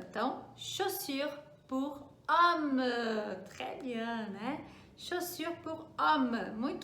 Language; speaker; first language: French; non-native, fluent; Portuguese